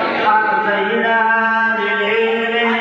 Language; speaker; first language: Arabic; non-native, fluent; Bangla